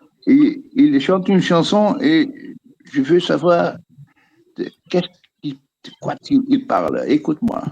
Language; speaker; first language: French; non-native, fluent; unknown